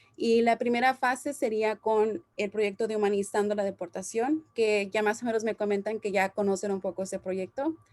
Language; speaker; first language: Spanish; early bilingual, heritage; Spanish